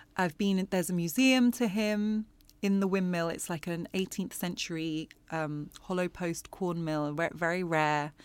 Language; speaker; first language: English; native; English